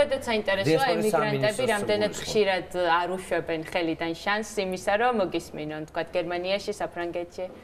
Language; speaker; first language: Georgian; native; Georgian